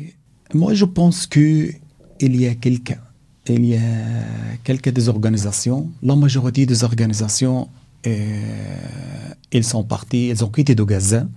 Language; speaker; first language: French; non-native, learner; Arabic